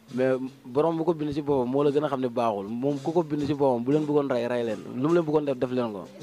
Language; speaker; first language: Wolof; native; Wolof